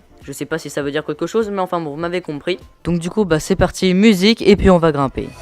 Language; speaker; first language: French; native; French